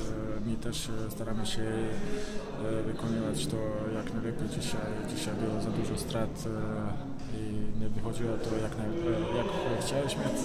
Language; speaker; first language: Polish; non-native, fluent; Bosnian